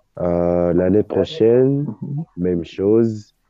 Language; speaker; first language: French; non-native, learner; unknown